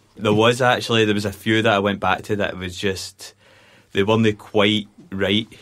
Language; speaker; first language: English; native; English